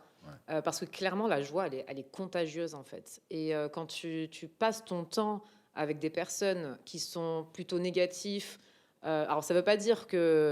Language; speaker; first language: French; native; French